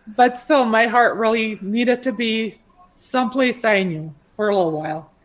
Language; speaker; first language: English; early bilingual, other home language; Croatian